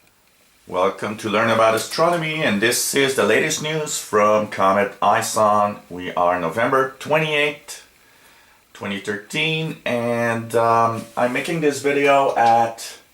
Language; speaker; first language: English; non-native, local second language; French